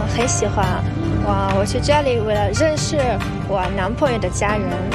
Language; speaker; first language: Chinese; non-native, learner; German